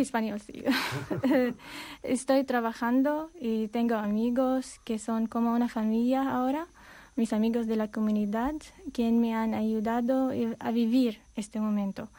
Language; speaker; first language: Spanish; non-native, fluent; Armenian